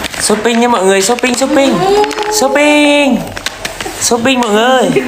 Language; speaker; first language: Vietnamese; native; Vietnamese